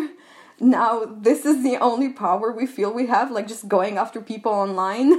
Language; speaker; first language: English; non-native, fluent; Albanian